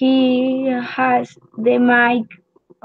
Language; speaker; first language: English; non-native, learner; Spanish